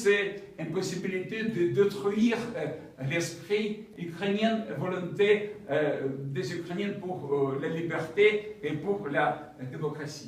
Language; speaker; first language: French; non-native, fluent; Ukrainian